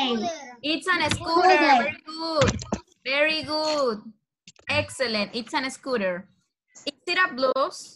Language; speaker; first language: English; non-native, fluent; Spanish